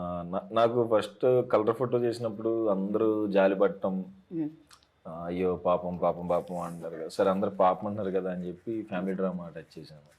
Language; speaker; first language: Telugu; native; Telugu